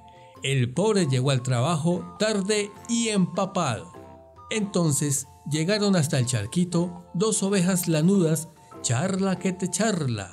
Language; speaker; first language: Spanish; native; Spanish